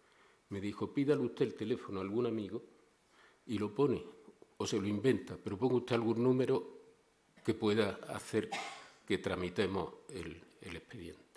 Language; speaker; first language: Spanish; native; Spanish